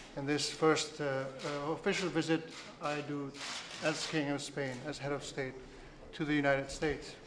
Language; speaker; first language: English; non-native, fluent; Spanish